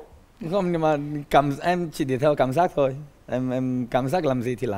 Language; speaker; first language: Vietnamese; non-native, fluent; Romanian